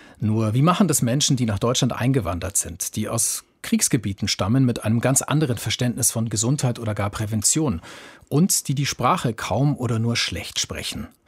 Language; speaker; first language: German; native; German